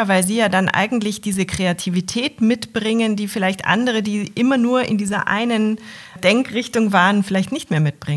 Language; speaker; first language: German; native; German